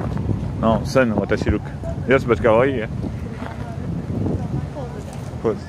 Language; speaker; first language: English; non-native, learner; French